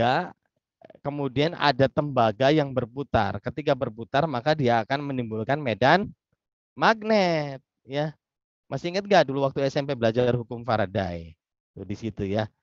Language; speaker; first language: Indonesian; native; Indonesian